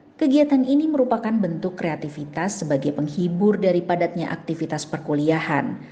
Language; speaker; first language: Indonesian; native; Indonesian